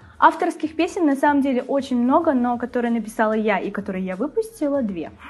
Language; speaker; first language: Russian; native; Russian